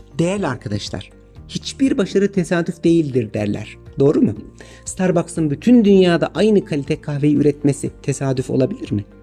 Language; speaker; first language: Turkish; native; Turkish